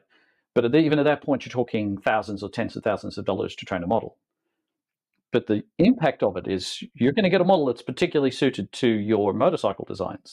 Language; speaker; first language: English; native; English